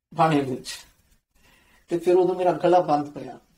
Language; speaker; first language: Punjabi; native; Punjabi